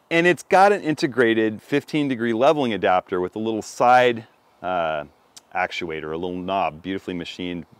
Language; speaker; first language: English; native; English